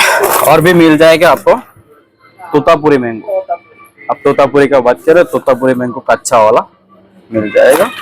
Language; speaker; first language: Hindi; non-native, fluent; Malayalam